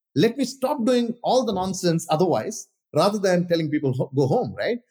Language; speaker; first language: English; non-native, local second language; Kannada